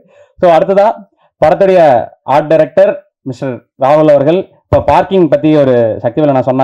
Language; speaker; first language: Tamil; native; Tamil